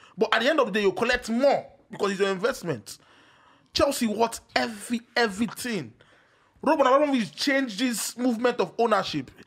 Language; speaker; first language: Nigerian Pidgin; non-native, local second language; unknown